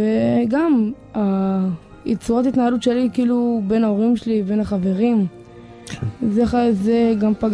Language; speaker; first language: Hebrew; native; Hebrew